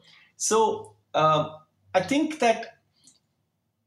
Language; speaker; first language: English; non-native, local second language; Hindi